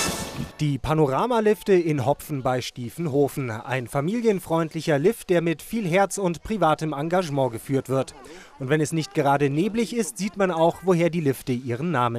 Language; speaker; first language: German; native; German